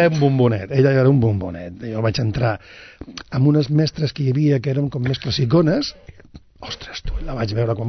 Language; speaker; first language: Catalan; non-native, local second language; Spanish